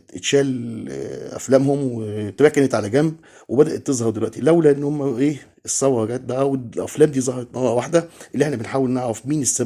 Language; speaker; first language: Arabic; native; Arabic